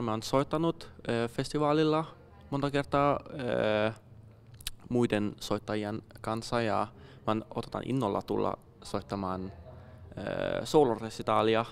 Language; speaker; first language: Finnish; non-native, fluent; Danish